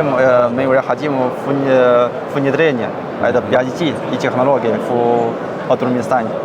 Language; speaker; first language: Russian; non-native, learner; Chinese